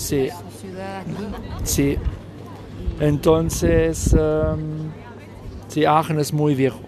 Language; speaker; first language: Spanish; non-native, learner; German